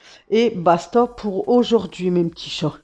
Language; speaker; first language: French; native; French